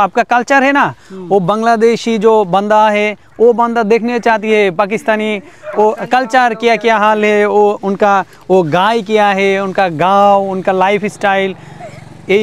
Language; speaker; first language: Hindi; non-native, learner; Bangla